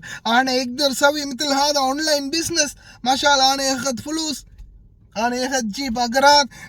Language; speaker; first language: Arabic; non-native, learner; Tamil